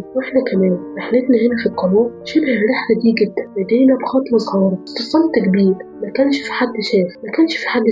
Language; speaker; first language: Arabic; native; Arabic